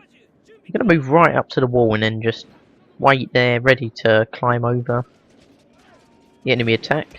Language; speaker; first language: English; native; English